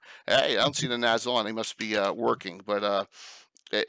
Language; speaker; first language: English; native; English